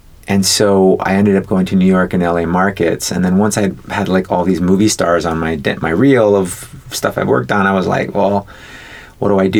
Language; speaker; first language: English; native; English